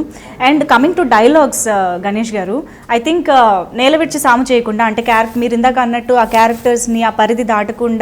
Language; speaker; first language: Telugu; native; Telugu